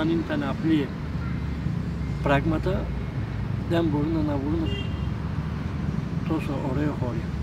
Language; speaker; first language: Greek; non-native, learner; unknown